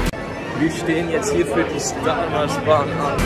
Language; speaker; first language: German; native; German